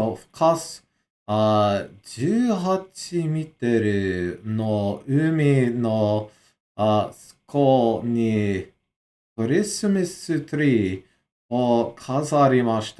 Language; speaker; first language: Japanese; non-native, learner; English